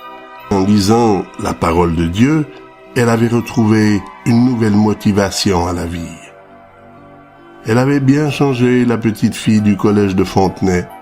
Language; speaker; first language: French; native; French